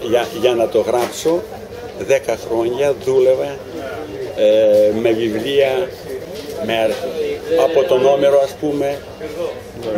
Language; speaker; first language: Greek; non-native, learner; Ukrainian